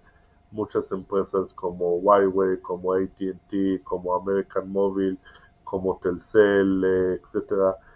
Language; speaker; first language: Spanish; non-native, learner; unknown